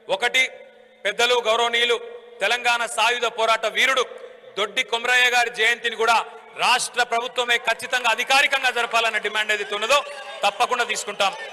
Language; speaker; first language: Telugu; native; Telugu